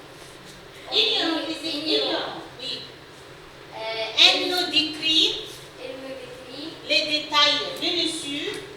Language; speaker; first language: French; non-native, fluent; Arabic